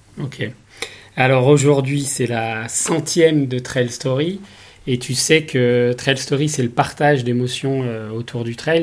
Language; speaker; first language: French; native; French